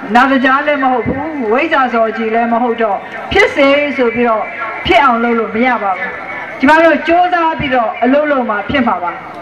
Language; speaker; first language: Burmese; native; Burmese